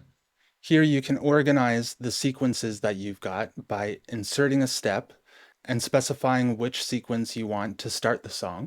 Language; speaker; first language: English; native; English